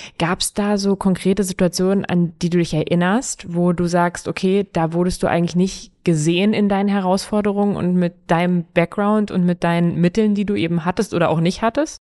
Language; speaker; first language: German; native; German